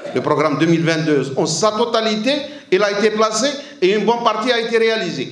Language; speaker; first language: French; non-native, local second language; Arabic